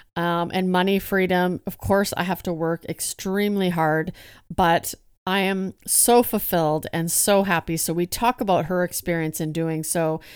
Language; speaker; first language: English; native; English